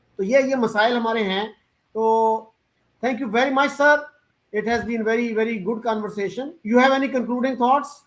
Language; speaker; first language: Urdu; native; Urdu